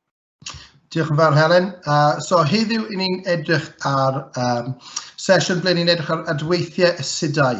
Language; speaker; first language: Welsh; native; Welsh